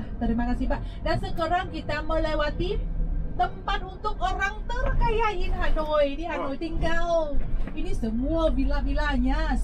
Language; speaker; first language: Indonesian; non-native, fluent; Vietnamese